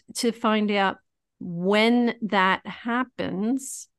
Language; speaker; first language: English; native; English